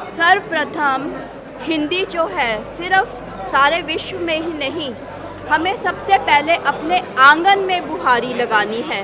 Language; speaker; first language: Hindi; native; Hindi